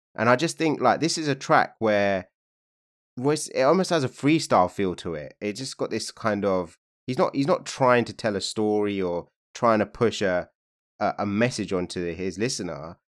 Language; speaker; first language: English; native; English